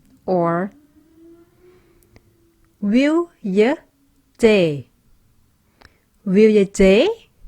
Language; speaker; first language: Dutch; non-native, fluent; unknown